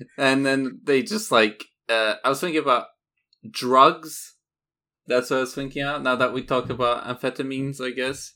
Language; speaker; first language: English; native; English